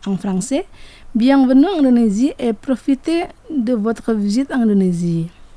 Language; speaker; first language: French; non-native, fluent; Indonesian